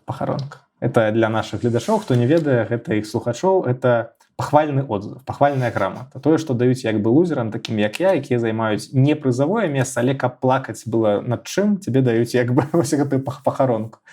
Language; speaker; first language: Belarusian; non-native, local second language; Russian